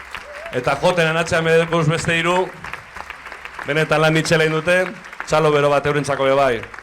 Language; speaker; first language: Basque; native; Basque